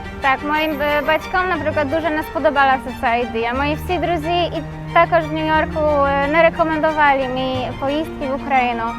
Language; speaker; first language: Ukrainian; non-native, learner; Polish